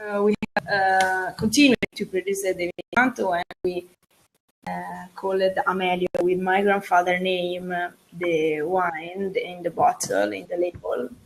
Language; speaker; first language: English; non-native, learner; Italian